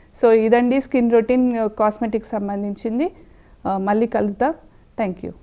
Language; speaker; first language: Telugu; native; Telugu